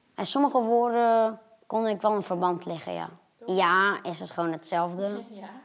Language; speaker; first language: Dutch; early bilingual, other home language; German